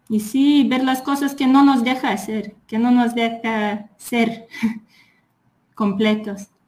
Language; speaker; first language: Spanish; non-native, fluent; Lithuanian